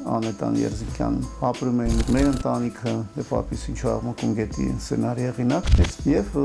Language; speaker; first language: Armenian; non-native, local second language; Russian